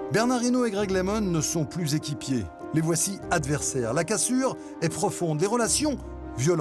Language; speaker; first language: French; native; French